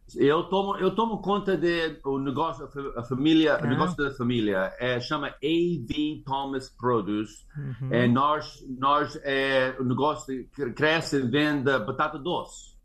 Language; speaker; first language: Portuguese; early bilingual, heritage; English